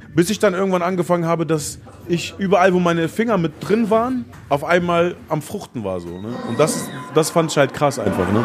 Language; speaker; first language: German; native; German